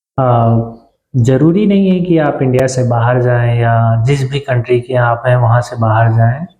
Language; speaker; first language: Hindi; native; Hindi